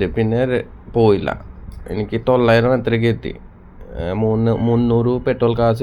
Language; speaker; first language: Malayalam; non-native, local second language; Assamese